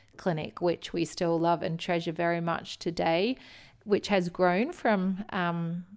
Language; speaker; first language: English; native; English